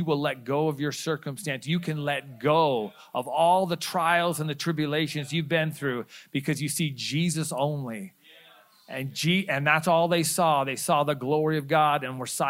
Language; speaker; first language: English; native; English